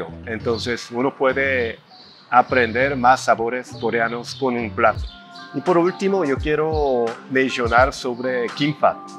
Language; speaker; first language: Spanish; non-native, fluent; Korean